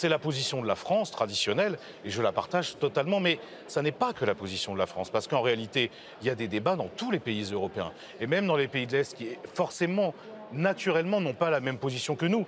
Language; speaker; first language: French; native; French